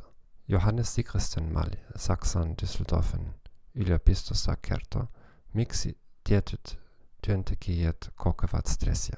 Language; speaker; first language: Finnish; non-native, fluent; German